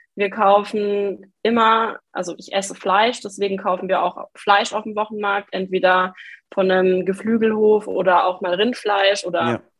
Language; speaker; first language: German; native; German